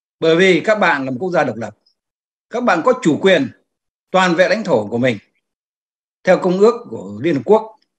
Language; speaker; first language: Vietnamese; native; Vietnamese